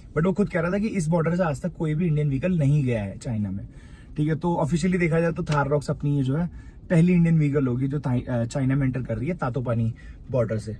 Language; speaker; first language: Hindi; native; Hindi